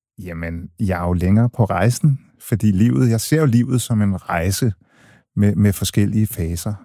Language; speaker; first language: Danish; early bilingual, other home language; English